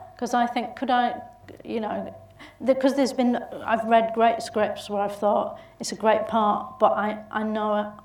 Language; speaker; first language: English; native; English